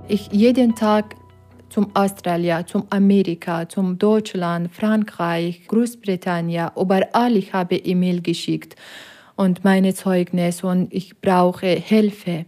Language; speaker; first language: German; non-native, learner; Persian